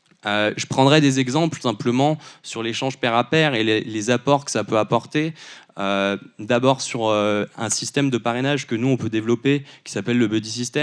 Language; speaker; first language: French; native; French